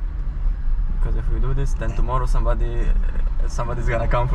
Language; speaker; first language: English; non-native, learner; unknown